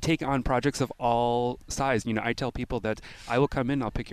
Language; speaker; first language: English; native; English